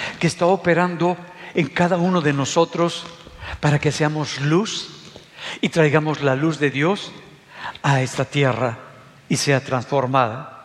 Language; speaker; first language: Spanish; native; Spanish